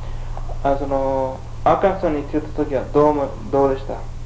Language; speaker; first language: Japanese; early bilingual, heritage; Japanese